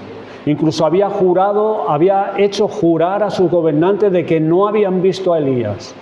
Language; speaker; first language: Spanish; native; Spanish